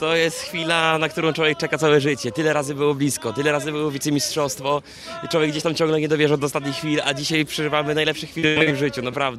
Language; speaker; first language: Polish; native; Polish